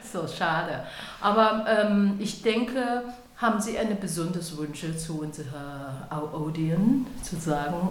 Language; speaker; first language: German; non-native, learner; Chinese